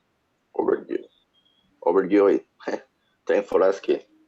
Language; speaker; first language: English; non-native, learner; Spanish